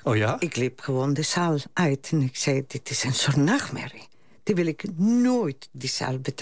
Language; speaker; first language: Dutch; non-native, fluent; Spanish